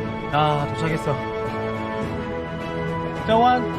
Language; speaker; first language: Korean; native; Korean